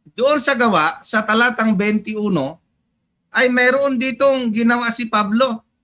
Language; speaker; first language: Filipino; native; Filipino